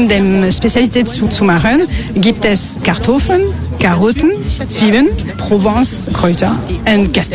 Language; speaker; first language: German; non-native, learner; French